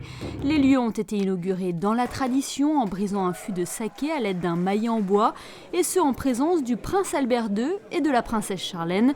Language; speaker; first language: French; native; French